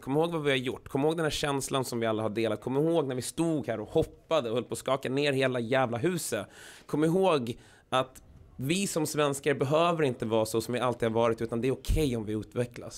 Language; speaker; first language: Swedish; native; Swedish